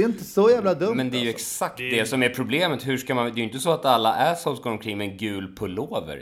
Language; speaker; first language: Swedish; native; Swedish